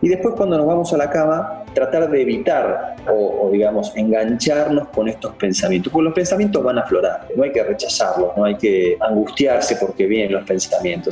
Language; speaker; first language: Spanish; native; Spanish